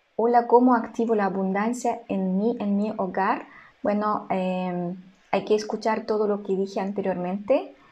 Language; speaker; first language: Spanish; non-native, fluent; Russian